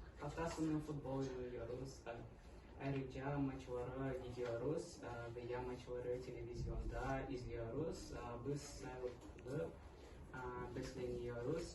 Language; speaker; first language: Turkish; non-native, learner; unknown